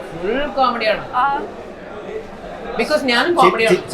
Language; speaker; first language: Malayalam; non-native, fluent; Tamil